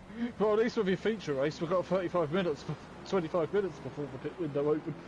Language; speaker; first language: English; native; English